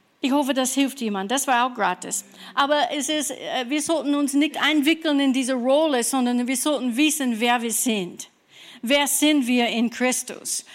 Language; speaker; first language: German; non-native, fluent; English